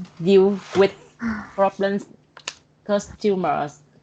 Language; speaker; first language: English; non-native, learner; Vietnamese